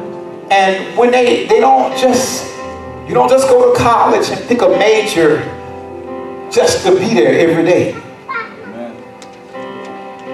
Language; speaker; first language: English; native; English